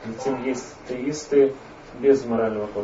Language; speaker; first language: Russian; native; Russian